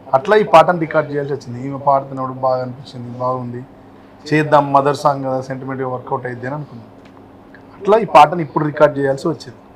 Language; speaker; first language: Telugu; native; Telugu